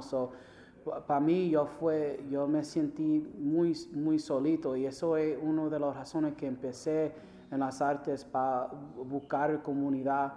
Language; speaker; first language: Spanish; early bilingual, heritage; Spanish